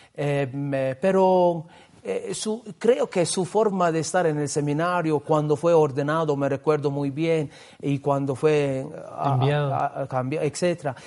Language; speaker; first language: Spanish; non-native, fluent; Maltese